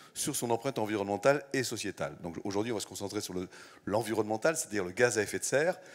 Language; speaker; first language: French; native; French